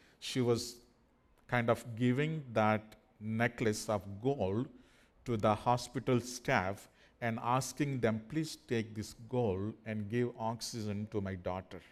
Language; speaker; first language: English; non-native, fluent; Telugu